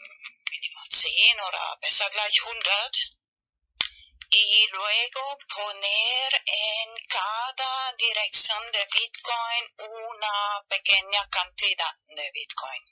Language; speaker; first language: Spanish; non-native, fluent; German